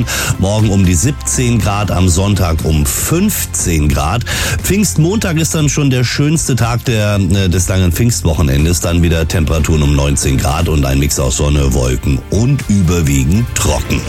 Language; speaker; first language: German; native; German